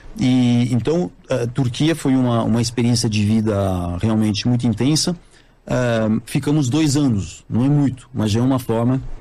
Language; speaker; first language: Portuguese; non-native, fluent; French